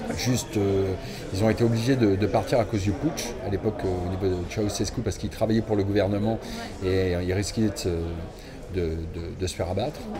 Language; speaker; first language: French; native; French